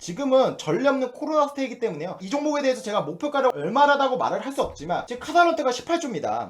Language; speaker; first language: Korean; native; Korean